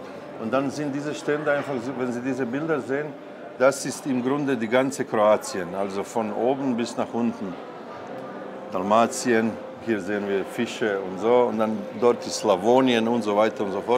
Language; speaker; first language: German; non-native, fluent; Croatian